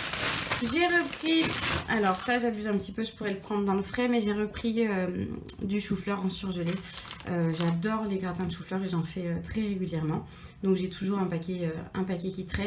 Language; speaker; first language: French; native; French